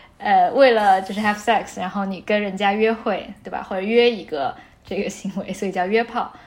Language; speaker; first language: Chinese; native; Chinese